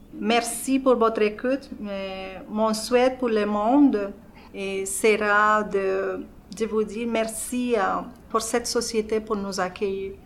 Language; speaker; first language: French; non-native, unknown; Spanish